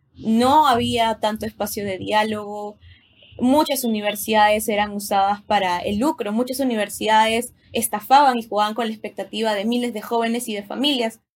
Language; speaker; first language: Spanish; native; Spanish